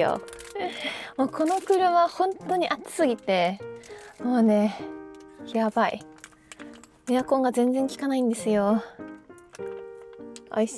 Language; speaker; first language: Japanese; native; Japanese